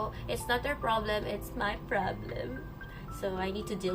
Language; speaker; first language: English; non-native, local second language; Filipino